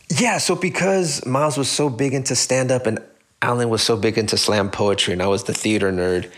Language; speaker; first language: English; early bilingual, other home language; Spanish